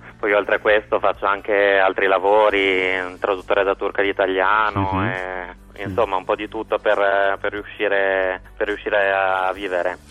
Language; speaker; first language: Italian; native; Italian